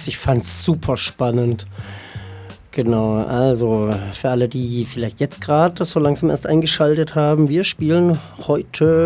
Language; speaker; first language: German; native; German